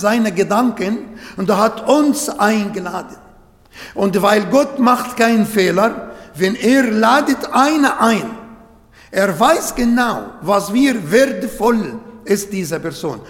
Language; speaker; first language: German; non-native, fluent; Arabic